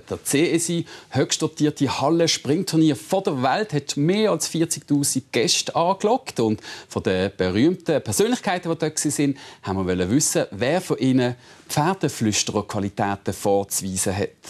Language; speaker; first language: German; native; German